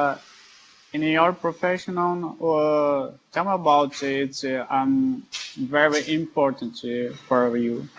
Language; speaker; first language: English; non-native, learner; Portuguese